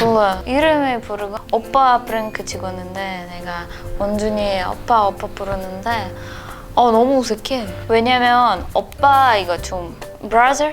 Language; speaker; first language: Korean; non-native, learner; Russian